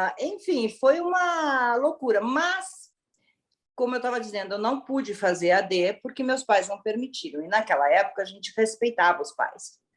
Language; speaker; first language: Portuguese; early bilingual, other home language; Italian